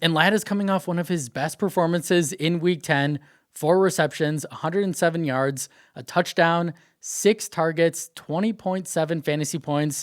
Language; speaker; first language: English; native; English